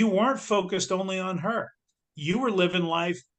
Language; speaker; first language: English; native; English